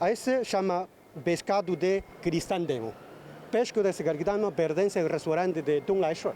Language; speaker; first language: Portuguese; non-native, learner; Chinese